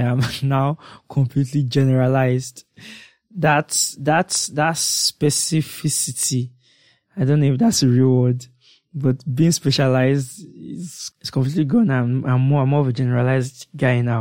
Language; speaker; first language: English; non-native, local second language; Yoruba